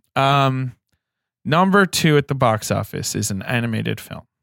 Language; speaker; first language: English; native; English